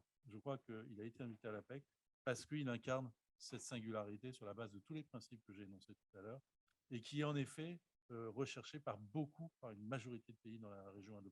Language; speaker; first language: French; native; French